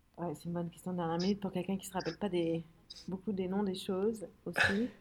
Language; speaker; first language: French; early bilingual, other home language; Arabic